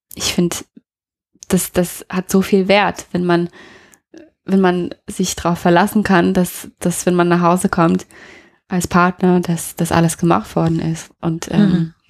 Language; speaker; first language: German; non-native, fluent; English